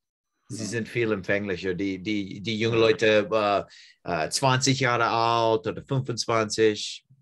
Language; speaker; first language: German; non-native, learner; English